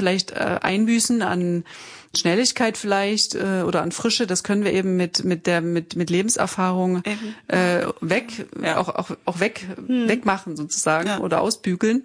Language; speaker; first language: German; native; German